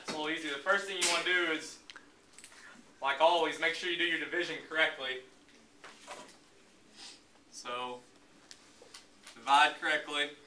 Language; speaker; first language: English; native; English